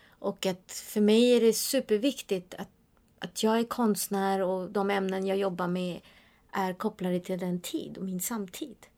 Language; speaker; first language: Swedish; early bilingual, other home language; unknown